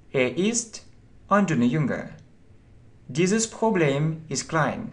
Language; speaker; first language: German; non-native, fluent; Russian